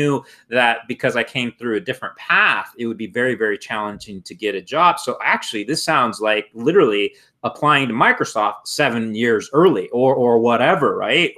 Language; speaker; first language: English; native; English